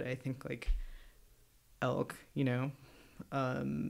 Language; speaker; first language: English; native; English